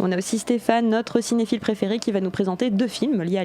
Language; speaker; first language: French; native; French